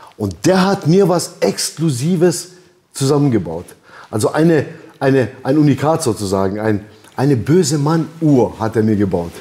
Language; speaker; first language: German; early bilingual, other home language; Albanian